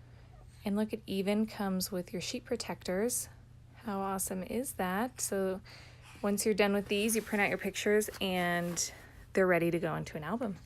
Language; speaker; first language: English; native; English